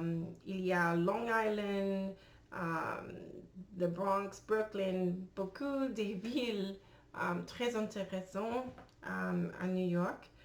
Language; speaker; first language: French; non-native, learner; English